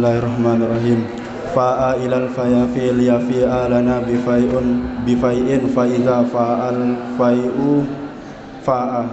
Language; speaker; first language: Arabic; non-native, learner; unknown